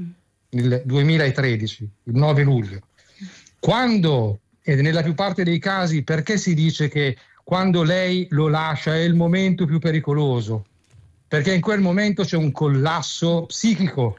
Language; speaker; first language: Italian; native; Italian